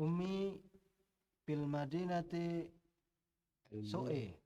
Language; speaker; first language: Arabic; non-native, learner; Indonesian